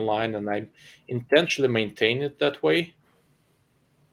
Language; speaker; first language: English; non-native, fluent; Russian